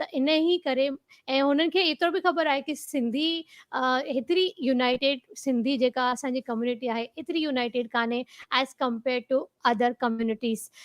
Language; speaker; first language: Sindhi; early bilingual, heritage; Sindhi